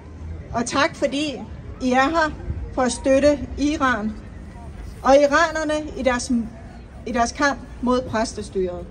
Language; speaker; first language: Danish; non-native, fluent; Persian